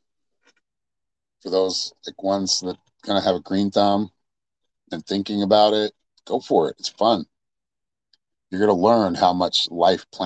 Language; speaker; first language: English; native; English